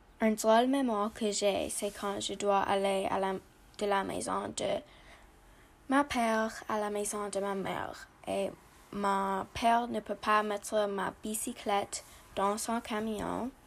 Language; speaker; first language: French; non-native, learner; English